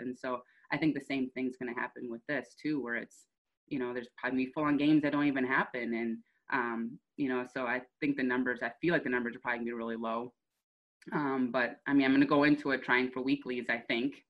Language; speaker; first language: English; native; English